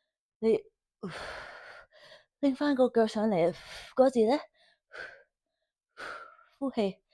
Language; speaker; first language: Cantonese; early bilingual, heritage; Cantonese